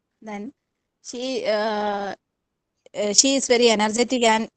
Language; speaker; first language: English; non-native, learner; Malayalam